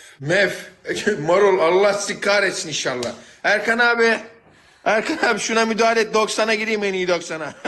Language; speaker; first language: Turkish; native; Turkish